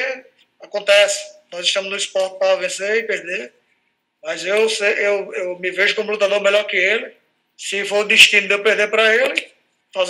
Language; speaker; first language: Portuguese; native; Portuguese